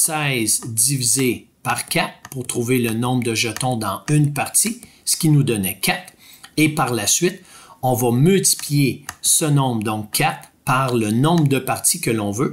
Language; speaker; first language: French; native; French